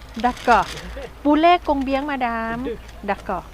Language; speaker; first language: French; non-native, learner; Thai